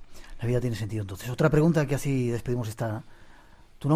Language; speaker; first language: Spanish; native; Spanish